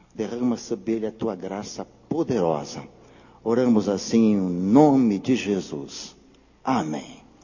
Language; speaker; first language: Portuguese; native; Portuguese